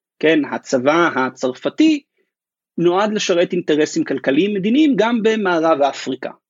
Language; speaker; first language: Hebrew; native; Hebrew